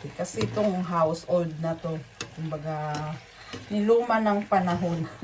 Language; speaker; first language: Filipino; non-native, local second language; Waray